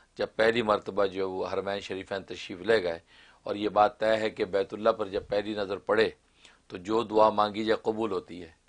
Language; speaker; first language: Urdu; non-native, local second language; Kashmiri